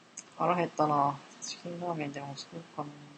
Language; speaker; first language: Japanese; native; Japanese